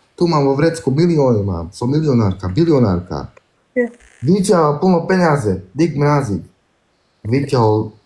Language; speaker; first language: Slovak; non-native, local second language; Romany